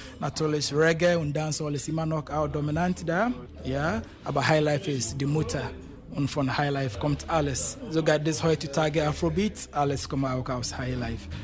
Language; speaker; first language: German; non-native, fluent; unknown